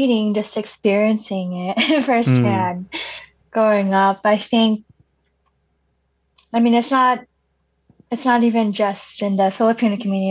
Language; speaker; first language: English; early bilingual, other home language; Cebuano